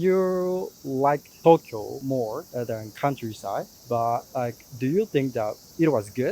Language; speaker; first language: English; non-native, fluent; Japanese